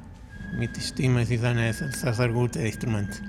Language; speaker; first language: German; non-native, learner; Spanish